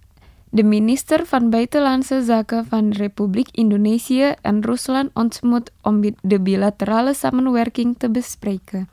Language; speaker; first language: Dutch; non-native, fluent; Indonesian